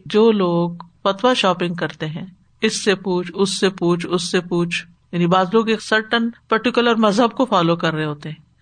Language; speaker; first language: Urdu; native; Urdu